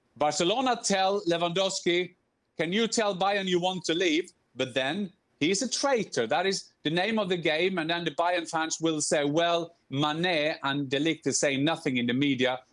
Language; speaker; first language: English; non-native, fluent; Norwegian